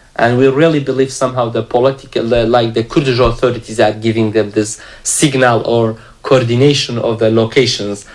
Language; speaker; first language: English; non-native, fluent; Kurdish